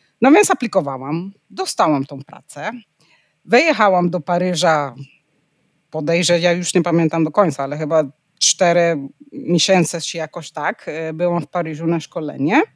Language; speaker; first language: Polish; non-native, fluent; Spanish